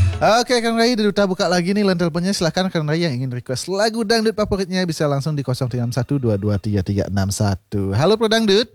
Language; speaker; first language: Indonesian; non-native, local second language; Balinese